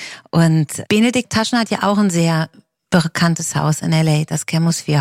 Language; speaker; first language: German; native; German